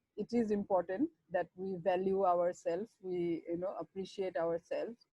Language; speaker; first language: English; non-native, local second language; Assamese